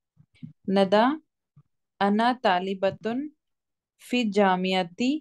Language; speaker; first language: Arabic; non-native, learner; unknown